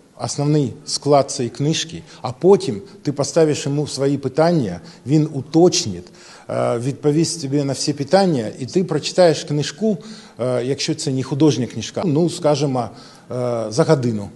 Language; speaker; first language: Ukrainian; non-native, local second language; Russian